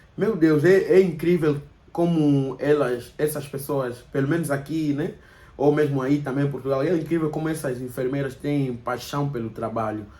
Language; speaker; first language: Portuguese; native; Portuguese